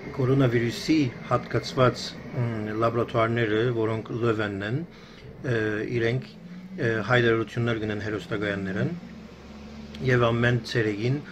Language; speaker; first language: Armenian; early bilingual, heritage; Armenian